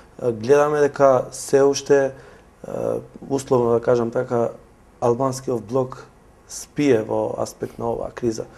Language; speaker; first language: Macedonian; non-native, local second language; Albanian